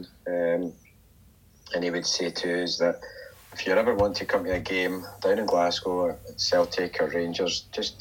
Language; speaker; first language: English; native; English